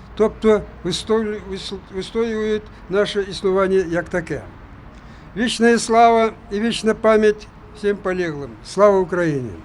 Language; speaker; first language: Ukrainian; non-native, local second language; Crimean Tatar